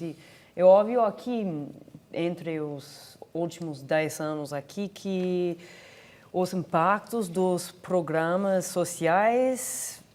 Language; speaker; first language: Portuguese; non-native, fluent; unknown